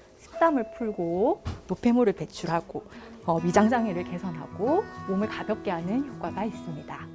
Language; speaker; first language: Korean; native; Korean